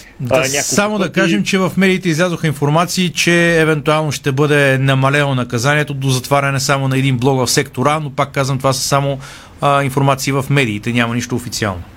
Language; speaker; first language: Bulgarian; native; Bulgarian